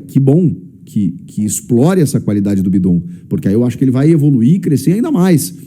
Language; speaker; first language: Portuguese; native; Portuguese